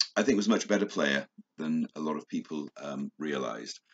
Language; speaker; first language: English; native; English